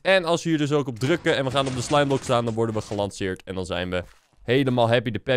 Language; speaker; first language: Dutch; native; Dutch